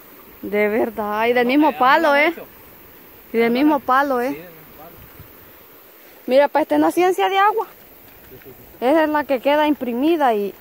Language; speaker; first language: Spanish; native; Spanish